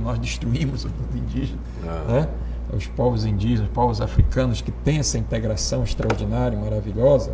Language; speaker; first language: Portuguese; native; Portuguese